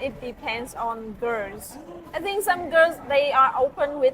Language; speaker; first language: English; non-native, learner; Vietnamese